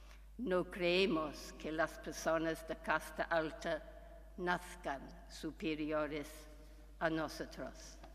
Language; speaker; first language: Spanish; non-native, fluent; English